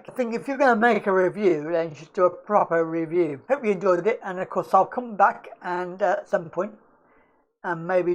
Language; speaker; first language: English; native; English